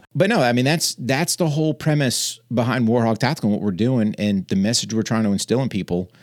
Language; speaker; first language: English; native; English